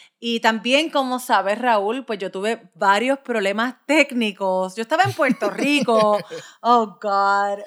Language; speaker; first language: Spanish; early bilingual, heritage; Spanish